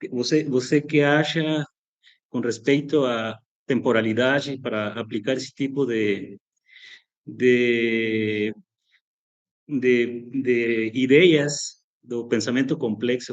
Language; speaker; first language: Portuguese; non-native, fluent; Spanish